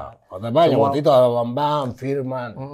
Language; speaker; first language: Indonesian; non-native, fluent; Spanish